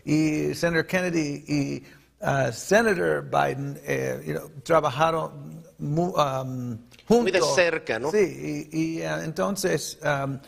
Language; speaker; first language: Spanish; early bilingual, heritage; Spanish